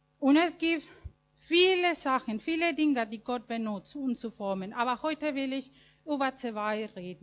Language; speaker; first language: German; non-native, fluent; Spanish